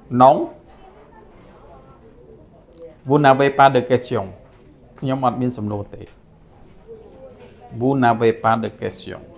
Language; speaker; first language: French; non-native, fluent; Khmer